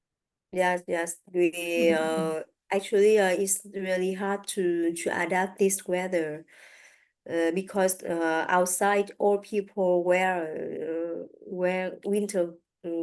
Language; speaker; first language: English; non-native, learner; French